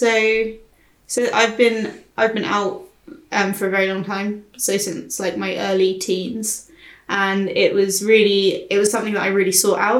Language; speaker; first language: English; native; English